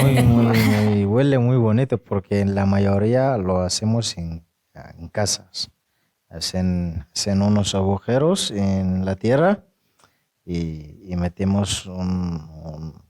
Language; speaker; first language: Spanish; non-native, fluent; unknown